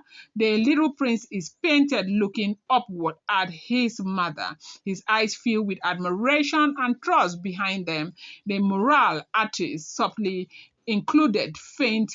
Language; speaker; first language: English; non-native, local second language; Yoruba